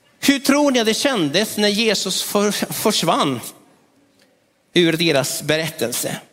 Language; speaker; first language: Swedish; non-native, fluent; Spanish